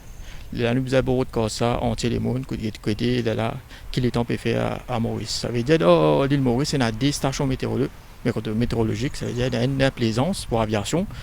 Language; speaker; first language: French; non-native, local second language; Morisyen